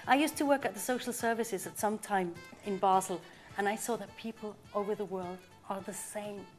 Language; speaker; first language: English; non-native, fluent; German